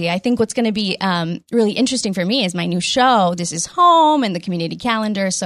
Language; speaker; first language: English; early bilingual, other home language; Spanish